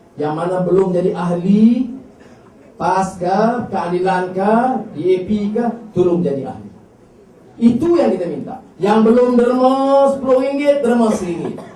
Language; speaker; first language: Malay; native; Malay